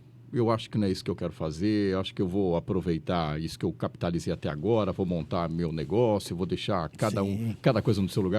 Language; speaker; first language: Portuguese; native; Portuguese